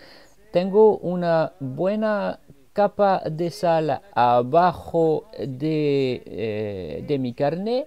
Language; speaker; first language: Spanish; non-native, fluent; French